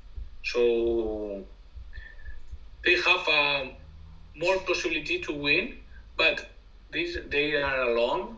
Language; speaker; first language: English; non-native, learner; Spanish